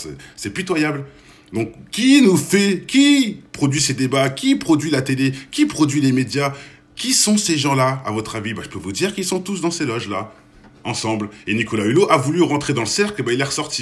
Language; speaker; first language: French; native; French